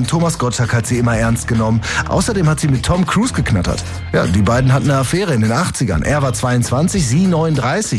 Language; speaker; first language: German; native; German